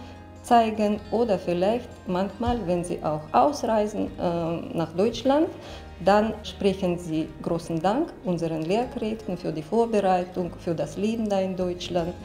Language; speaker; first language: German; non-native, fluent; Russian